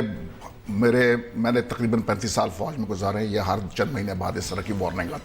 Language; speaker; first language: Urdu; native; Urdu